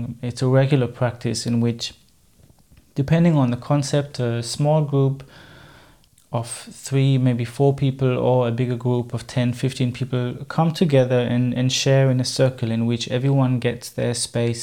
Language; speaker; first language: English; non-native, fluent; German